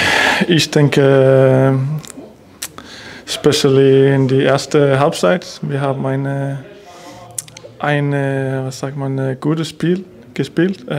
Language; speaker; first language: German; non-native, learner; Danish